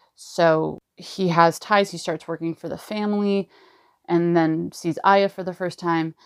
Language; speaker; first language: English; native; English